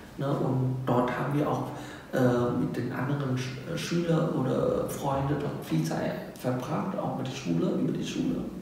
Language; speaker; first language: German; non-native, fluent; Vietnamese